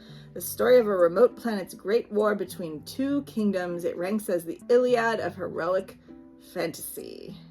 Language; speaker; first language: English; native; English